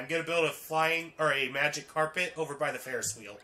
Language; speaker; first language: English; native; English